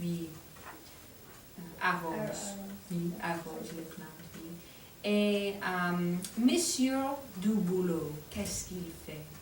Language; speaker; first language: French; non-native, fluent; English